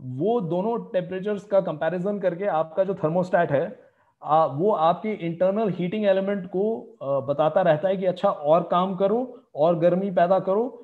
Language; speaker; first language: Hindi; native; Hindi